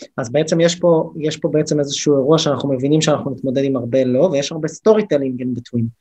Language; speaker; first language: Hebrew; native; Hebrew